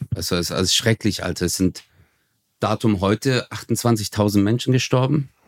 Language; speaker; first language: German; early bilingual, other home language; Turkish